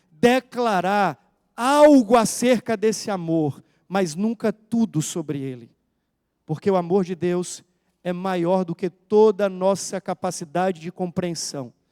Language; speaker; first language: Portuguese; native; Portuguese